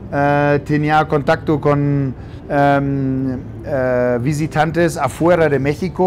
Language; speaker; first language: Spanish; non-native, fluent; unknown